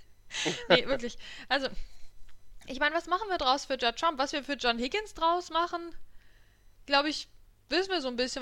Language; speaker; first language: German; native; German